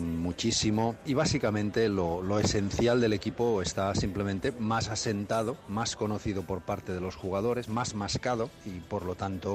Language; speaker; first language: Spanish; native; Spanish